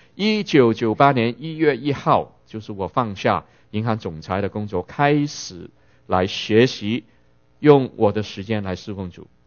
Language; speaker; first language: Chinese; non-native, local second language; Cantonese